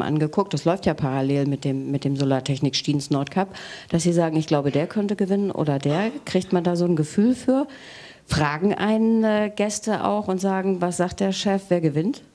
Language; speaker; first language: German; native; German